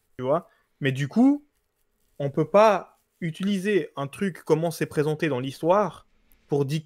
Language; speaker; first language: French; early bilingual, other home language; Portuguese